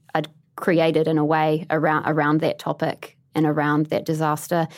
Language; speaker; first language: English; native; English